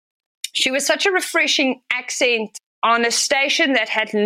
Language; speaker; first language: English; non-native, local second language; Afrikaans